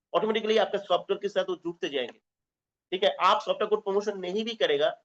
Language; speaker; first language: Hindi; non-native, local second language; Bangla